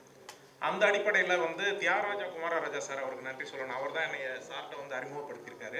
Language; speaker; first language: Tamil; native; Tamil